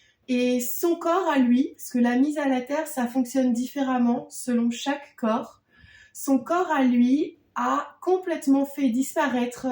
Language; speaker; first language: French; native; French